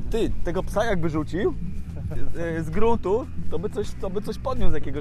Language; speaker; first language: Polish; native; Polish